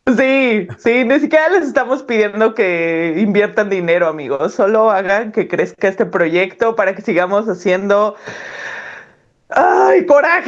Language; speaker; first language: Spanish; native; Spanish